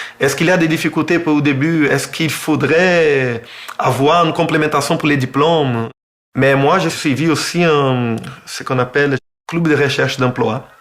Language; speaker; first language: French; non-native, fluent; Portuguese